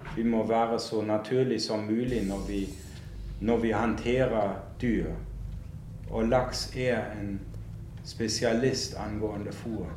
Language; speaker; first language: Norwegian; non-native, fluent; German